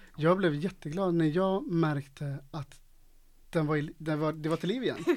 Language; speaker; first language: Swedish; native; Swedish